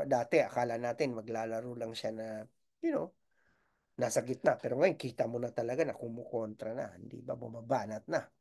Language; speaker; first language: Filipino; non-native, local second language; Bikol